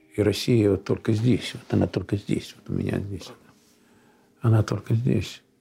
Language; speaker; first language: Russian; native; Russian